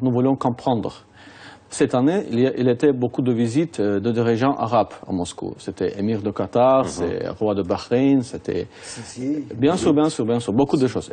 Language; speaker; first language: French; non-native, fluent; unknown